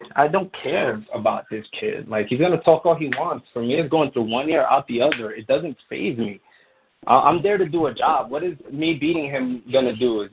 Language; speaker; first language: English; non-native, fluent; Spanish